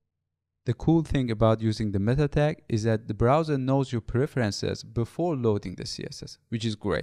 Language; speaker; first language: English; non-native, fluent; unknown